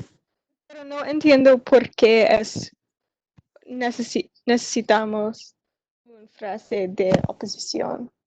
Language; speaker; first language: Spanish; non-native, learner; English